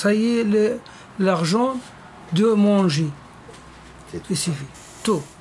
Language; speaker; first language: French; non-native, learner; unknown